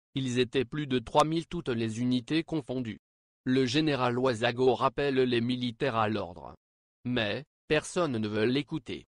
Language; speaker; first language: French; non-native, local second language; Lingala